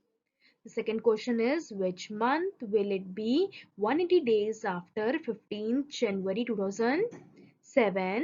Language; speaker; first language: English; non-native, local second language; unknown